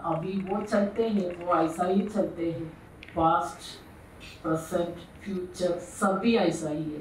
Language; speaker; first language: Hindi; non-native, local second language; Malayalam